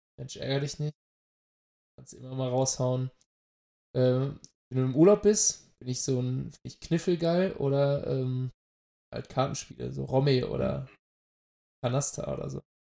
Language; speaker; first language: German; native; German